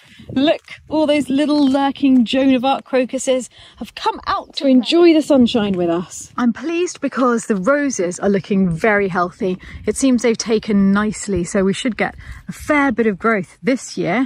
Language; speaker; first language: English; native; English